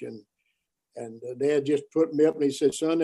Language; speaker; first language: English; native; English